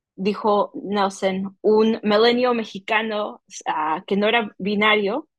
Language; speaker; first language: Spanish; early bilingual, heritage; Spanish